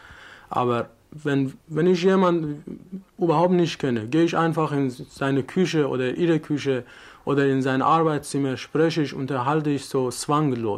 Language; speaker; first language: German; non-native, learner; Persian